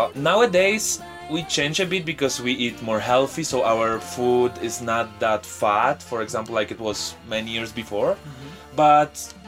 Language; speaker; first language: English; non-native, fluent; Polish